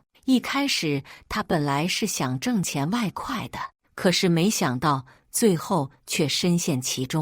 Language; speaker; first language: Chinese; native; Chinese